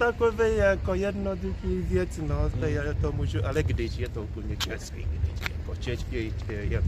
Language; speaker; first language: Czech; non-native, learner; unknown